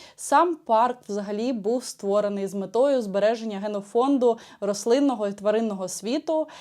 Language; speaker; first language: Ukrainian; native; Ukrainian